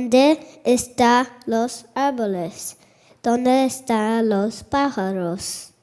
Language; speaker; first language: Spanish; non-native, learner; English